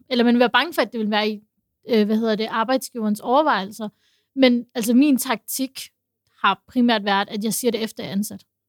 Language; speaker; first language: Danish; early bilingual, other home language; Urdu